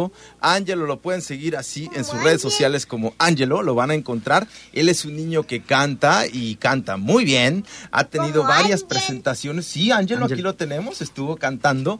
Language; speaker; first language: Spanish; native; Spanish